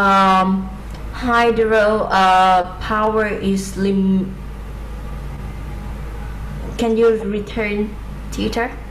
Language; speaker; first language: English; non-native, learner; Vietnamese